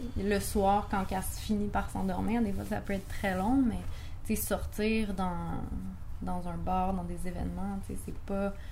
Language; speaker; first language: French; native; French